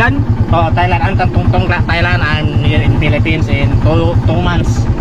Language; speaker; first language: English; non-native, learner; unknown